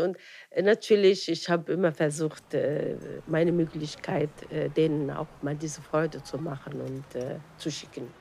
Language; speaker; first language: German; non-native, fluent; Arabic